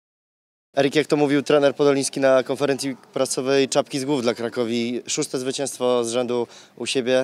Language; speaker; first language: Polish; native; Polish